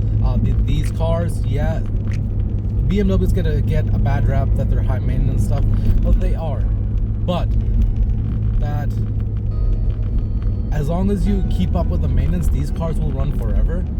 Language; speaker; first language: English; native; English